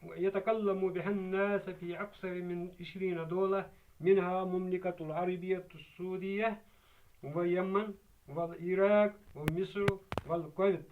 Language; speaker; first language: Arabic; non-native, fluent; Urdu